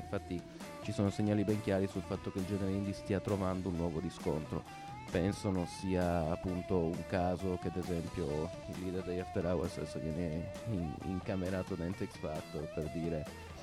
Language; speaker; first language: Italian; native; Italian